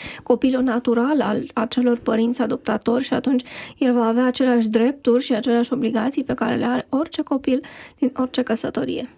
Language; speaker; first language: Romanian; native; Romanian